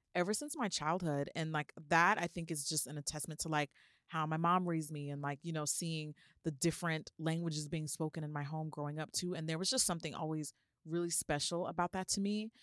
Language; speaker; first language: English; early bilingual, other home language; Yoruba